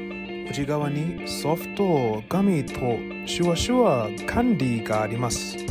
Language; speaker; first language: Japanese; non-native, learner; English